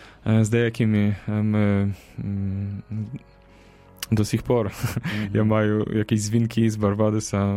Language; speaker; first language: Ukrainian; non-native, fluent; Polish